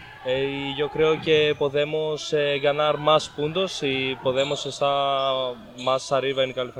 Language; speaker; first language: Spanish; non-native, learner; Greek